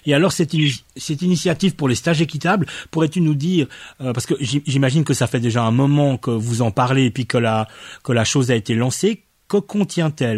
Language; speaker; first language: French; native; French